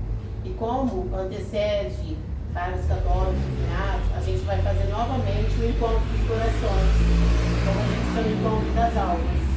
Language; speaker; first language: Portuguese; native; Portuguese